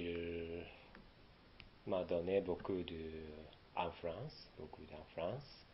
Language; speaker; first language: French; non-native, learner; Japanese